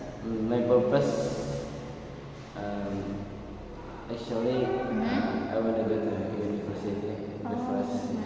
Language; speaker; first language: English; non-native, learner; Indonesian